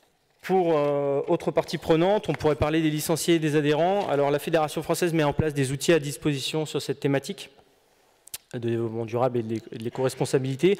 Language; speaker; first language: French; native; French